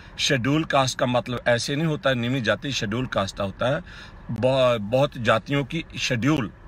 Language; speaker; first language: Hindi; non-native, local second language; Punjabi